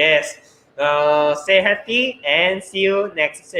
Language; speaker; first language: English; non-native, learner; Korean